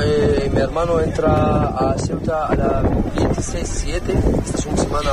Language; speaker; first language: Spanish; non-native, learner; Arabic